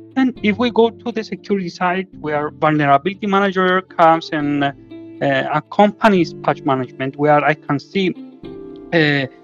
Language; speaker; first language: English; non-native, fluent; Greek